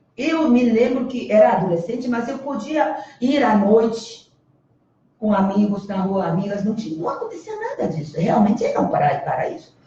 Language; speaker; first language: Portuguese; early bilingual, other home language; Korean